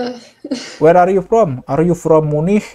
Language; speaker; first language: English; non-native, learner; Indonesian